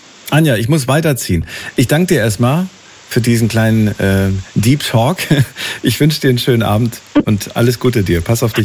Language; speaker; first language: German; native; German